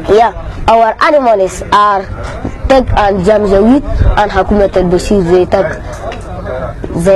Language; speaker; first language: English; non-native, learner; Arabic